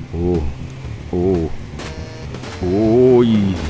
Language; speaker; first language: English; non-native, fluent; Swedish